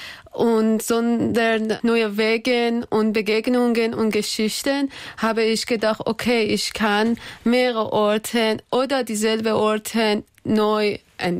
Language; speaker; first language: German; non-native, learner; Persian